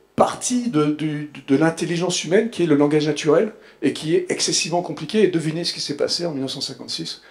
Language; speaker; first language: French; native; French